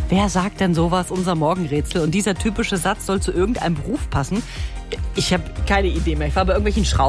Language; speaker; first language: German; native; German